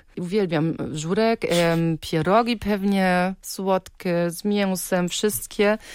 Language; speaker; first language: Polish; early bilingual, heritage; Polish